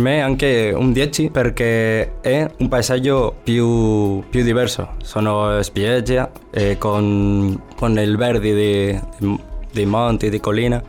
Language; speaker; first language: Italian; non-native, learner; Spanish